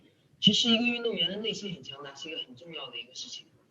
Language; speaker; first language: Chinese; native; Chinese